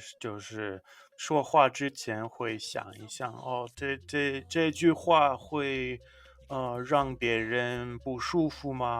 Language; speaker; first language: Chinese; non-native, fluent; English